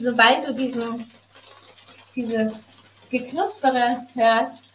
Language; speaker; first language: German; native; German